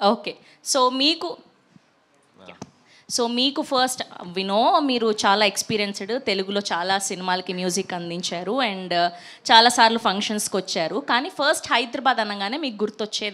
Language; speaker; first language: Telugu; native; Telugu